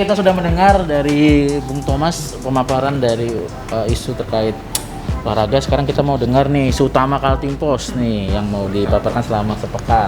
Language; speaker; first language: Indonesian; native; Indonesian